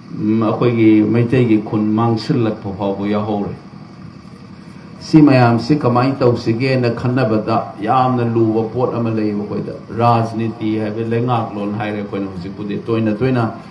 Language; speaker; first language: Manipuri; native; Manipuri